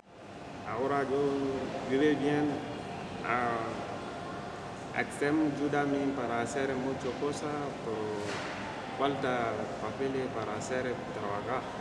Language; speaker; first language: Spanish; non-native, learner; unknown